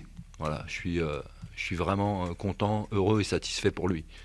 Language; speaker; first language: French; native; French